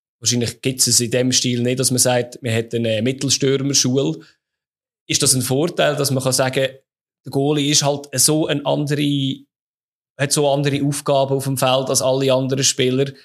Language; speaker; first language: German; native; German